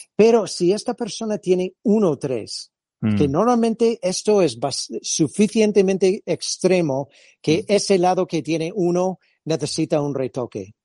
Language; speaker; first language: Spanish; non-native, fluent; English